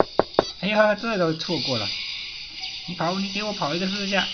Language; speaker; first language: Chinese; native; Chinese